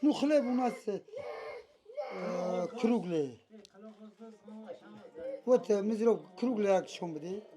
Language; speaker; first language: Russian; non-native, learner; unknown